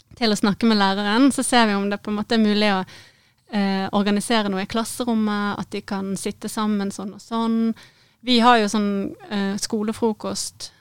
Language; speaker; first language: Norwegian; native; Norwegian